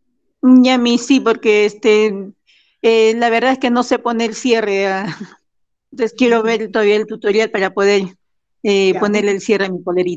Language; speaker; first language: Spanish; native; Spanish